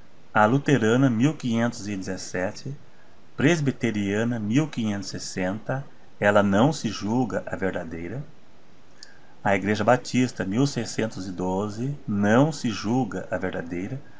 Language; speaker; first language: Portuguese; native; Portuguese